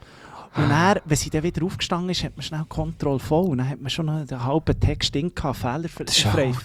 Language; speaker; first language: German; native; German